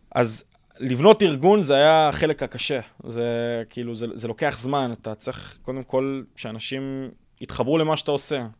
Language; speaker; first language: Hebrew; early bilingual, other home language; English